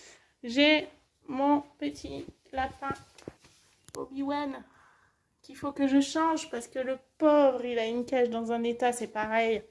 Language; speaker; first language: French; native; French